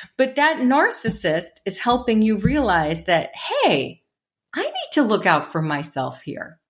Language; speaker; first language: English; native; English